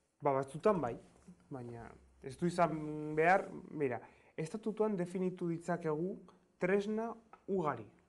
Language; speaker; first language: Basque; non-native, local second language; Spanish